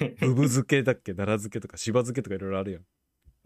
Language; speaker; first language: Japanese; native; Japanese